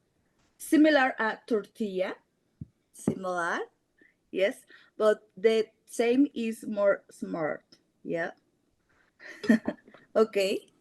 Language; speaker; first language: English; non-native, learner; Spanish